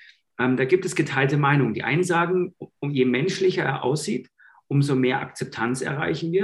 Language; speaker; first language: German; native; German